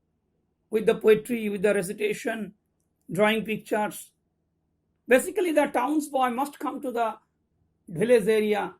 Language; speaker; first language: English; non-native, local second language; Bangla